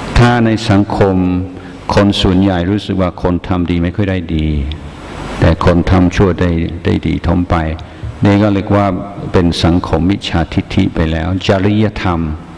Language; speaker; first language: Thai; non-native, fluent; English